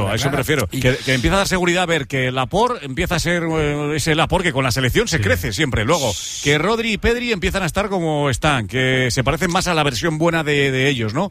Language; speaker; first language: Spanish; native; Spanish